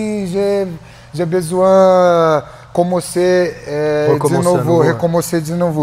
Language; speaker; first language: French; non-native, learner; Portuguese